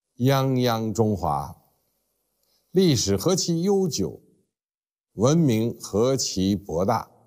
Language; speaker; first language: Chinese; native; Chinese